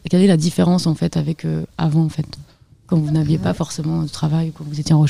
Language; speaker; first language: French; native; French